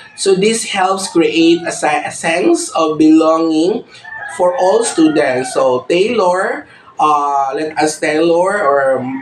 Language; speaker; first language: English; non-native, local second language; Filipino